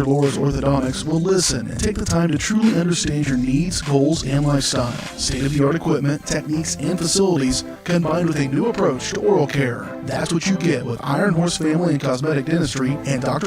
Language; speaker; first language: English; native; English